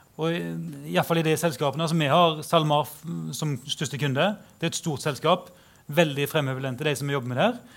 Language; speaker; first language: Norwegian; native; Norwegian